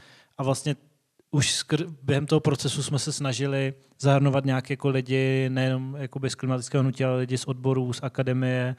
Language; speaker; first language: Czech; native; Czech